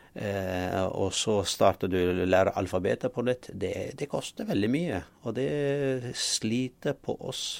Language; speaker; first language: Norwegian; non-native, fluent; Arabic